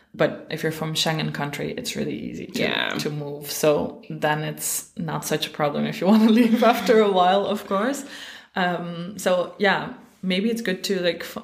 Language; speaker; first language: English; non-native, fluent; Dutch